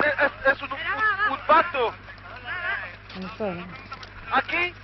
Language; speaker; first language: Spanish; non-native, learner; French